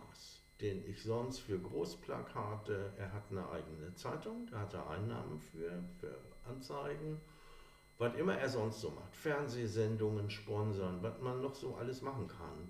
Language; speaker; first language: German; native; German